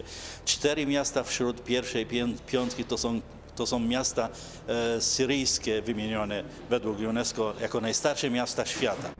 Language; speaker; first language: Polish; non-native, fluent; Arabic